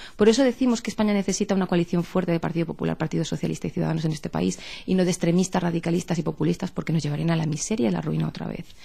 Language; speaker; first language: Spanish; native; Spanish